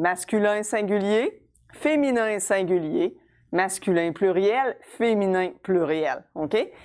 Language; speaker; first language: French; non-native, fluent; English